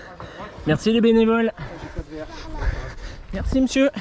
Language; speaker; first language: French; native; French